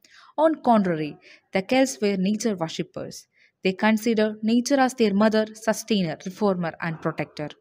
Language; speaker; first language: English; non-native, local second language; Malayalam